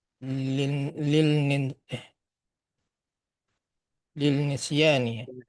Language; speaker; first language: Arabic; non-native, fluent; Indonesian